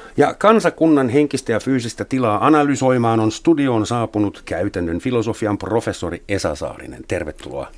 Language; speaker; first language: Finnish; non-native, fluent; German